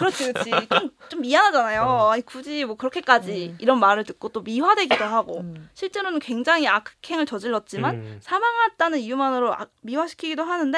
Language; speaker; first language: Korean; native; Korean